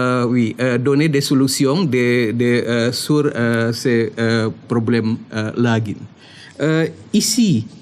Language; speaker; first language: French; non-native, fluent; Indonesian